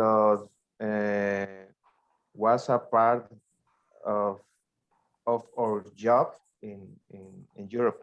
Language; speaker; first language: English; non-native, learner; Spanish